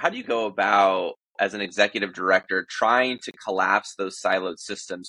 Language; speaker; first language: English; native; English